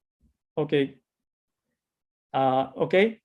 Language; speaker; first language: English; non-native, learner; Japanese